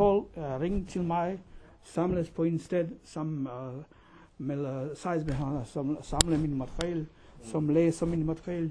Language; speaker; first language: Danish; non-native, learner; Croatian